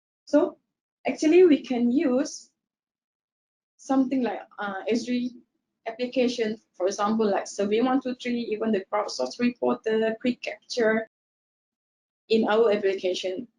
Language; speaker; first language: English; non-native, local second language; Malay